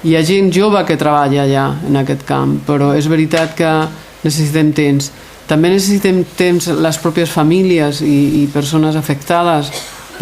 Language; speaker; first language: Catalan; native; Catalan